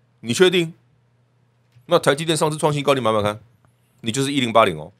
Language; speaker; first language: Chinese; native; Chinese